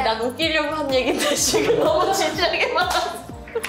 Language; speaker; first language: Korean; native; Korean